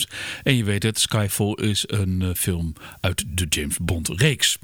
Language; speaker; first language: Dutch; native; Dutch